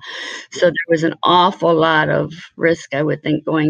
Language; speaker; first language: English; early bilingual, other home language; Spanish